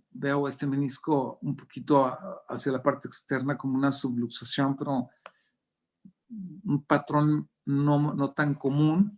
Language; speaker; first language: Spanish; native; Spanish